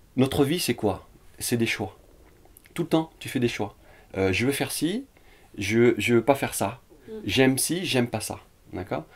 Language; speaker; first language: French; early bilingual, other home language; Vietnamese